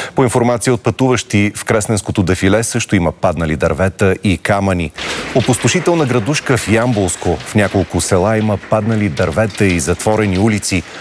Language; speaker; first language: Bulgarian; native; Bulgarian